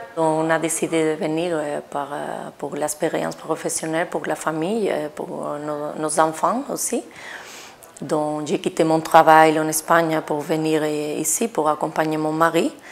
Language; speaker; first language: French; non-native, fluent; Spanish